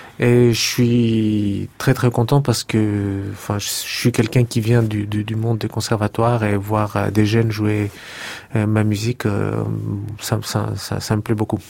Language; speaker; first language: French; non-native, fluent; Greek